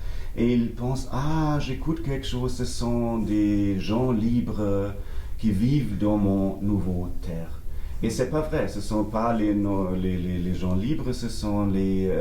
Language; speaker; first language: French; non-native, learner; German